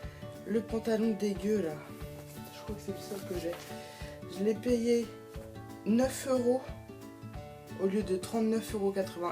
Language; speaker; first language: French; native; French